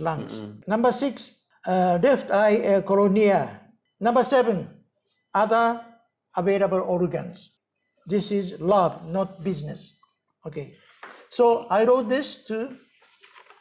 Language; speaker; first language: English; non-native, learner; Japanese